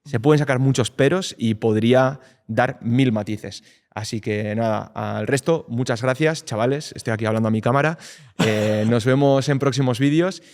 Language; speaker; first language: Spanish; native; Spanish